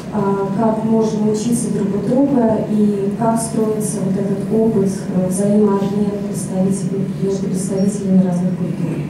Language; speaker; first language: Russian; non-native, fluent; Chinese